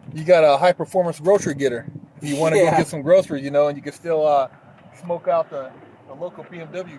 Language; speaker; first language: English; native; English